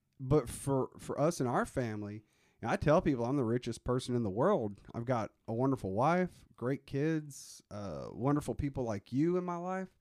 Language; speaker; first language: English; native; English